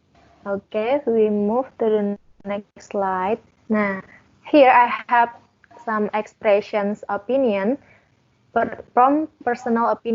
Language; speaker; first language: English; non-native, learner; Indonesian